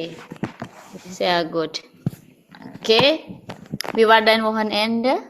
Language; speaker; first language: German; non-native, fluent; Indonesian